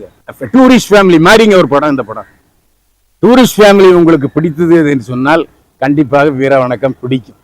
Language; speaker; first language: Tamil; native; Tamil